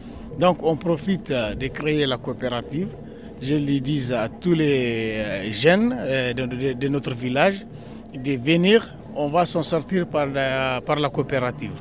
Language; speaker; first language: French; non-native, local second language; Tamasheq